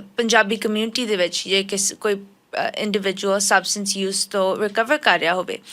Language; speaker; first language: Punjabi; early bilingual, heritage; Punjabi